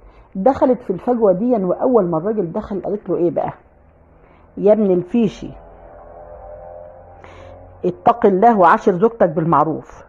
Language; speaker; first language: Arabic; native; Arabic